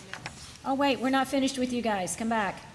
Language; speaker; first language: English; native; English